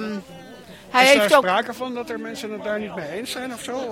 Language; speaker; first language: Dutch; native; Dutch